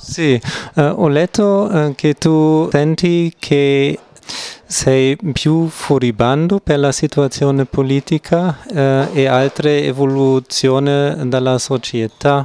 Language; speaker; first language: Italian; non-native, learner; German